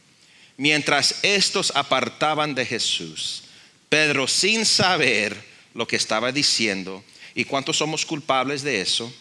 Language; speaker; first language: Spanish; early bilingual, heritage; Spanish